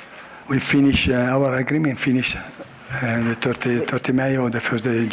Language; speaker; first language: English; non-native, learner; Italian